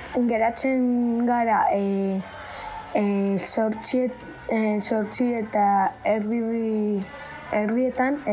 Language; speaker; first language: Basque; non-native, local second language; Spanish